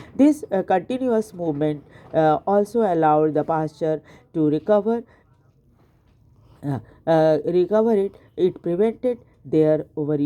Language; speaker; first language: English; non-native, local second language; Hindi